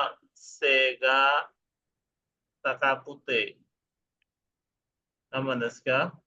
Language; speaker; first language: Japanese; non-native, fluent; Bangla